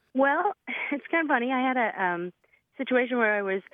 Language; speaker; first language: English; native; English